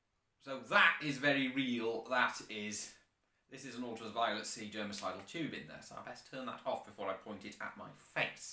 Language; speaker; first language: English; native; English